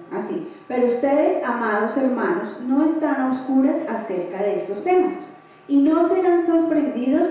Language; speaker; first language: Spanish; native; Spanish